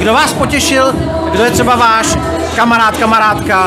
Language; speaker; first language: Czech; native; Czech